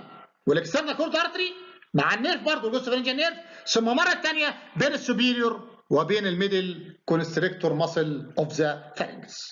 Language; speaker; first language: Arabic; native; Arabic